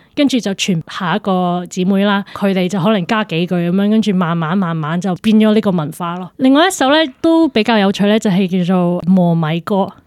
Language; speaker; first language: Cantonese; early bilingual, heritage; Cantonese